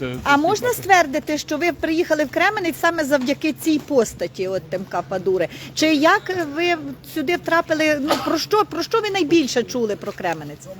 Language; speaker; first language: Ukrainian; native; Ukrainian